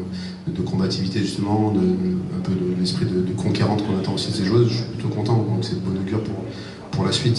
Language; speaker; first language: French; native; French